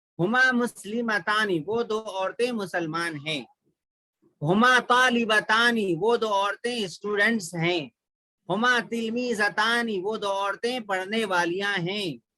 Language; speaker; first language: Urdu; native; Urdu